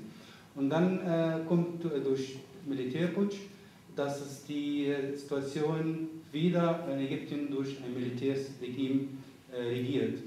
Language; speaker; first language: German; non-native, fluent; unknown